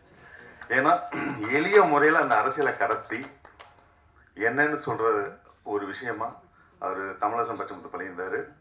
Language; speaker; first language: Tamil; native; Tamil